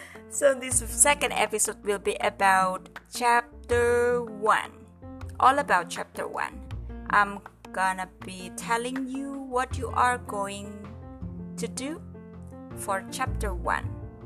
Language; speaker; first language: English; non-native, fluent; Indonesian